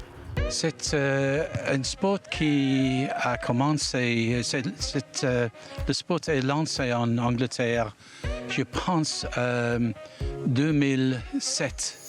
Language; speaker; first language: French; non-native, learner; English